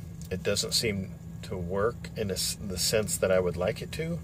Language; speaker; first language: English; native; English